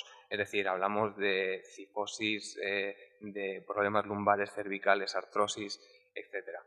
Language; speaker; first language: Spanish; native; Spanish